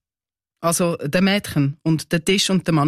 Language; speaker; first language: German; native; German